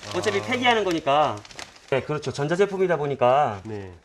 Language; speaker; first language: Korean; early bilingual, heritage; Korean